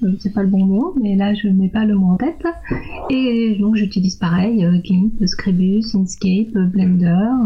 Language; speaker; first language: French; non-native, fluent; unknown